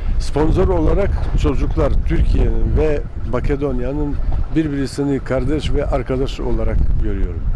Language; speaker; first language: Turkish; non-native, learner; Macedonian